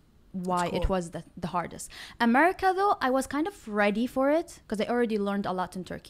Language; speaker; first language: English; non-native, fluent; Arabic